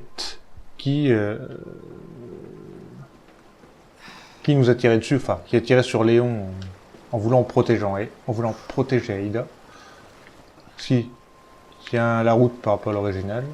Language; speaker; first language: French; native; French